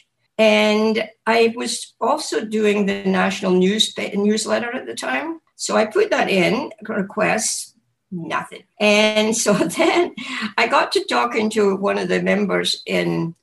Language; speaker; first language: English; native; English